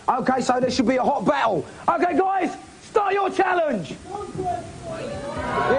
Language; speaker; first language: English; native; English